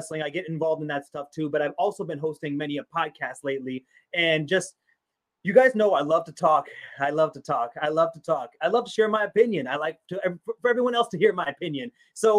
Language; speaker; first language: English; native; English